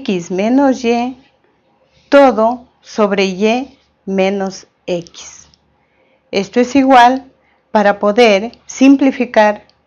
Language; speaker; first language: Spanish; native; Spanish